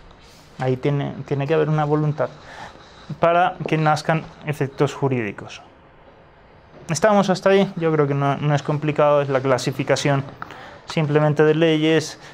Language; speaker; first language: Spanish; native; Spanish